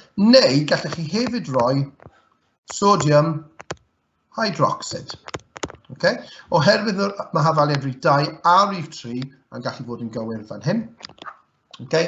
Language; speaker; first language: Welsh; native; Welsh